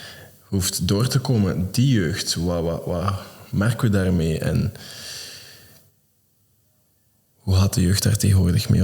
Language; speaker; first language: Dutch; native; Dutch